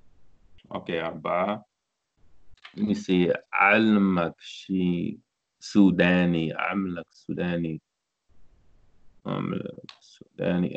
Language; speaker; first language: Arabic; non-native, learner; English